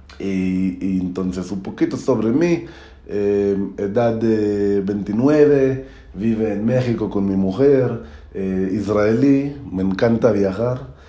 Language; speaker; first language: Spanish; non-native, learner; Hebrew